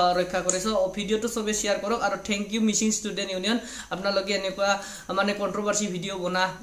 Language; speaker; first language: Assamese; non-native, local second language; Bodo